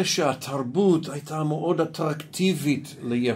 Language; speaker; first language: Hebrew; non-native, fluent; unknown